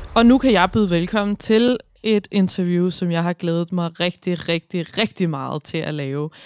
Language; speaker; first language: Danish; native; Danish